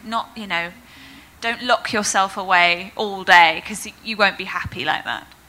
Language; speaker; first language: English; native; English